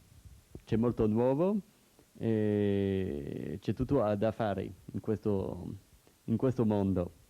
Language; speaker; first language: Italian; non-native, learner; French